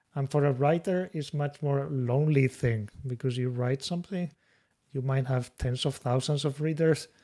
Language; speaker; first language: English; non-native, fluent; Spanish